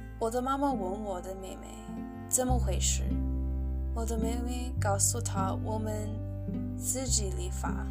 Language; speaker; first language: Chinese; non-native, learner; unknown